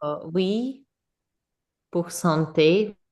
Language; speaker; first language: French; non-native, learner; English